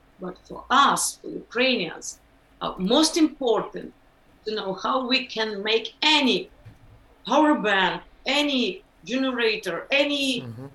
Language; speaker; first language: English; non-native, learner; Ukrainian